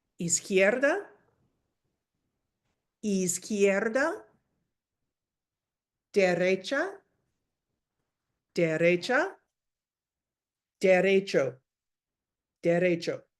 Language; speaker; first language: Spanish; non-native, fluent; English